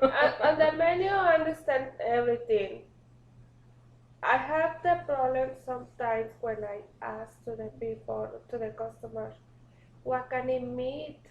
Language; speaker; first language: English; non-native, learner; Spanish